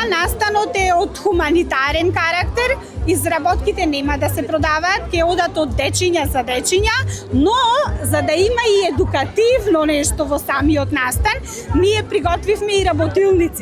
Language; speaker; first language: Macedonian; native; Macedonian